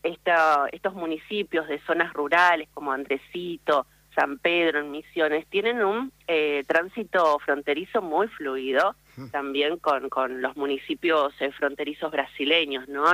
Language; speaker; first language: Spanish; native; Spanish